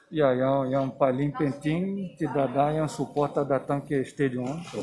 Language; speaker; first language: Indonesian; non-native, fluent; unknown